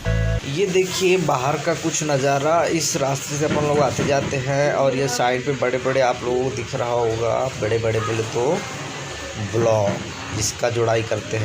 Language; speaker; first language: Hindi; non-native, local second language; Chhattisgarhi